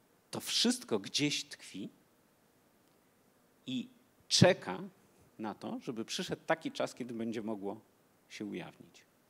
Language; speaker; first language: Polish; native; Polish